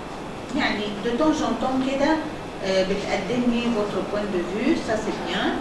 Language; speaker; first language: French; non-native, fluent; Arabic